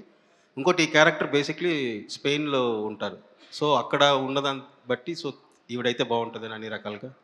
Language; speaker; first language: Telugu; native; Telugu